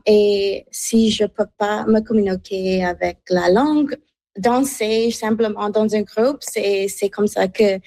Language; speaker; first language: French; non-native, fluent; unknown